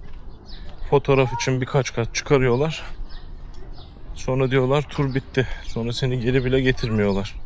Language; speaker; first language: Turkish; native; Turkish